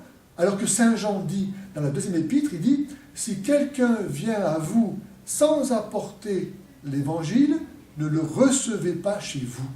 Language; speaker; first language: French; native; French